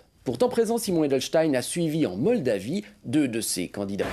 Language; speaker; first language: French; native; French